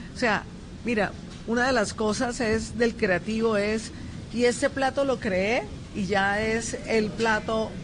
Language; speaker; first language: Spanish; native; Spanish